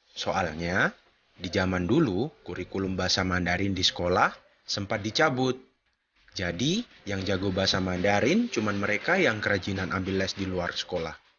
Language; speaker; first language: Indonesian; native; Indonesian